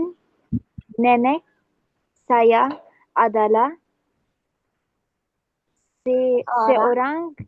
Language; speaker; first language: Indonesian; non-native, learner; Arabic